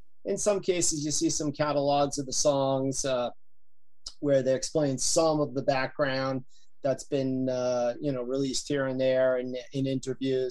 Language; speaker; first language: English; native; English